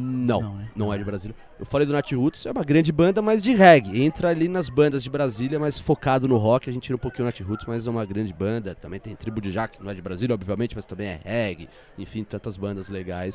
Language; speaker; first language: Portuguese; native; Portuguese